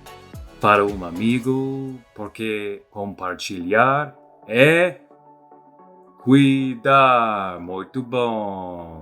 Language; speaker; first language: Portuguese; non-native, fluent; English